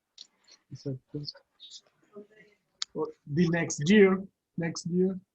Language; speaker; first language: English; non-native, learner; Spanish